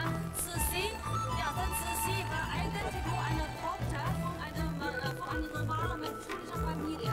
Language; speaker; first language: German; non-native, learner; Chinese